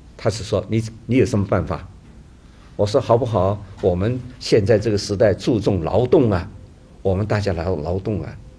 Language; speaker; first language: Chinese; native; Chinese